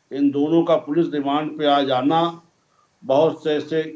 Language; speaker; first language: Hindi; native; Hindi